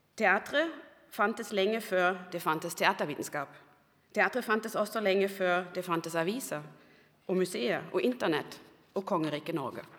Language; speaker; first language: Norwegian; non-native, fluent; German